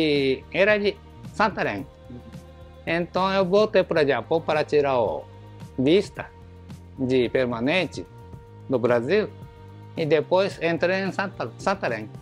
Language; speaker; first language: Portuguese; non-native, learner; Japanese